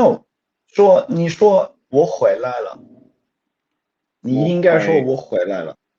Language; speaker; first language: Chinese; non-native, fluent; Swedish